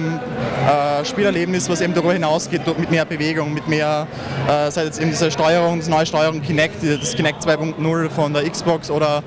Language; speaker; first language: German; native; German